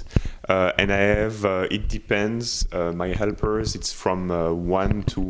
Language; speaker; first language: English; non-native, fluent; French